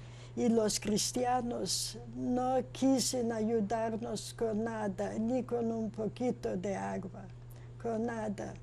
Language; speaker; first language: Spanish; non-native, fluent; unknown